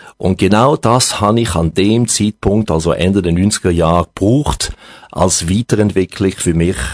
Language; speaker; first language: German; non-native, local second language; French